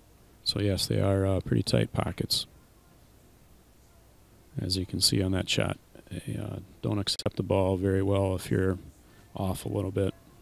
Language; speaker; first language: English; native; English